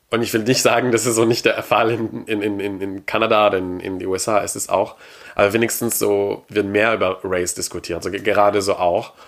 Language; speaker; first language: German; non-native, fluent; French